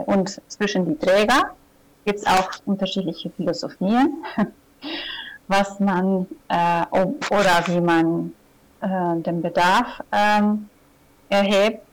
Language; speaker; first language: German; non-native, fluent; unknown